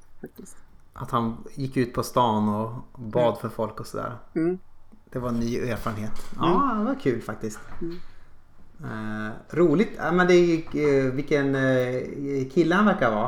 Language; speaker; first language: Swedish; native; Swedish